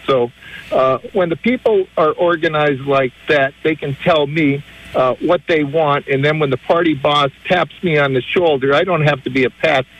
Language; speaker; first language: English; native; English